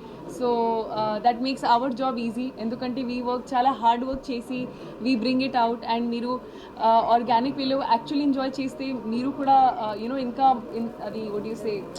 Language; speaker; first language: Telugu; non-native, fluent; Hindi